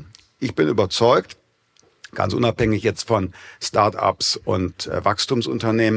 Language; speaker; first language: German; native; German